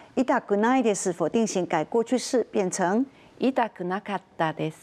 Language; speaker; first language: Japanese; non-native, fluent; Chinese